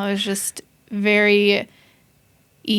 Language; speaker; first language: English; native; English